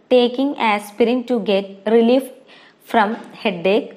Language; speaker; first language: English; non-native, local second language; Malayalam